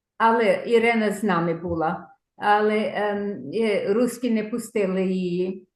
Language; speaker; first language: Ukrainian; early bilingual, heritage; Ukrainian